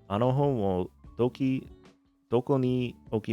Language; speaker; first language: Japanese; non-native, learner; English